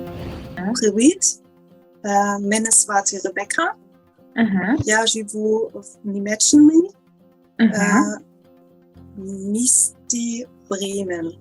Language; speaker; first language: Ukrainian; non-native, learner; German